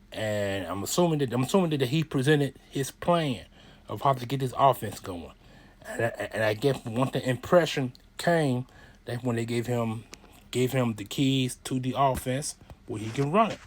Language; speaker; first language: English; native; English